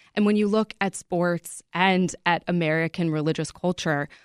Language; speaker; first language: English; native; English